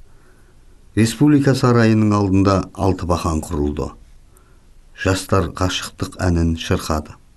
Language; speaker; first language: Kazakh; native; Kazakh